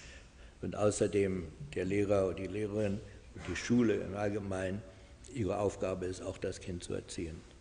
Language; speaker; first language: German; non-native, fluent; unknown